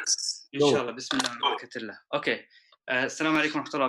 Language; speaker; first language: Arabic; native; Arabic